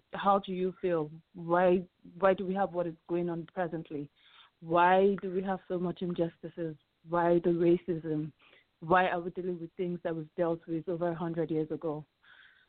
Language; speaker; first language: English; non-native, local second language; Yoruba